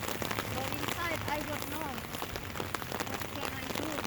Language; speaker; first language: English; non-native, learner; Indonesian